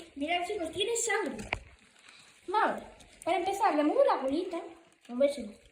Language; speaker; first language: Spanish; native; Spanish